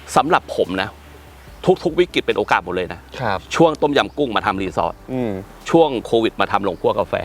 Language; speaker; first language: Thai; native; Thai